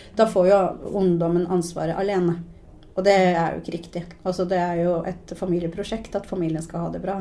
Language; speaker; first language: Norwegian; early bilingual, other home language; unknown